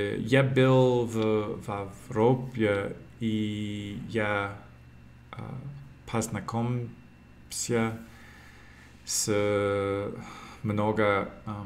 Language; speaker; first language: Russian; non-native, learner; English